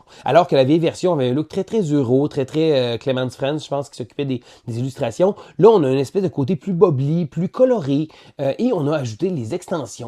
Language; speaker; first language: French; native; French